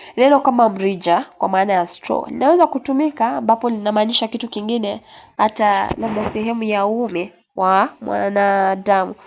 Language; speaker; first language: Swahili; non-native, local second language; Gusii